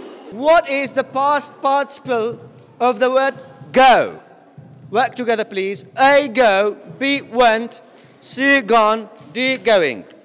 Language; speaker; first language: English; non-native, fluent; Central Kurdish